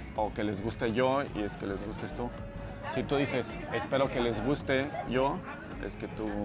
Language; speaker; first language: Spanish; native; Spanish